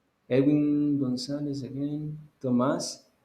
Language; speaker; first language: Spanish; native; Spanish